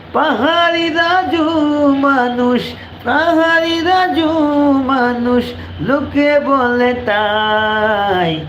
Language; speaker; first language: Bangla; native; Bangla